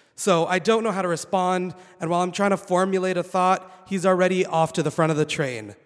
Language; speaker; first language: English; non-native, fluent; Arabic